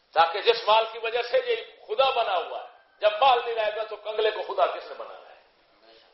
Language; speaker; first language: Urdu; non-native, local second language; Punjabi